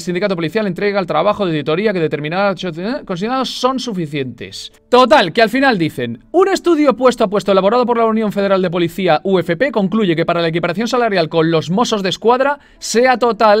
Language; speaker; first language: Spanish; native; Spanish